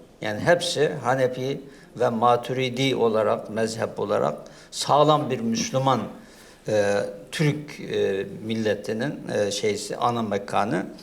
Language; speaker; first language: Turkish; non-native, fluent; Uyghur